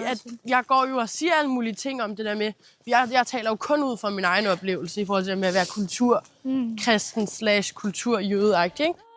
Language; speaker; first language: Danish; native; Danish